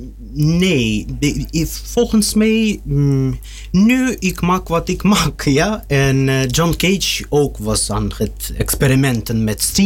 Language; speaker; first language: Dutch; non-native, learner; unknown